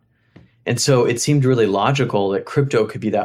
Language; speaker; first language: English; native; English